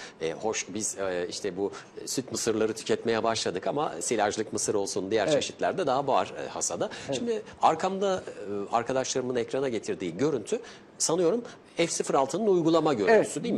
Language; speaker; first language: Turkish; native; Turkish